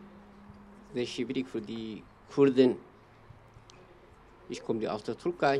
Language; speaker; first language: German; non-native, learner; Kurdish